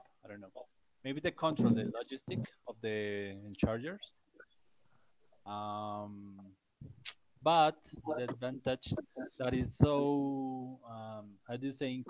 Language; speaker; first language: English; non-native, learner; Spanish